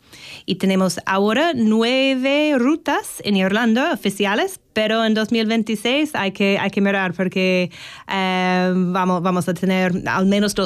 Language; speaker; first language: Spanish; non-native, fluent; English